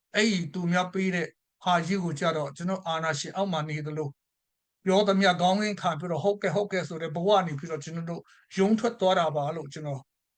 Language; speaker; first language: Burmese; non-native, local second language; Tedim Chin